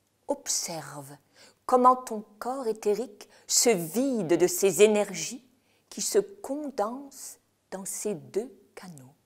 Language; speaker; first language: French; native; French